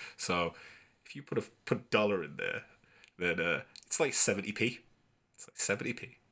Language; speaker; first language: English; native; English